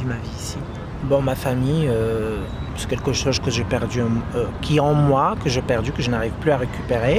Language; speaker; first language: French; non-native, local second language; Arabic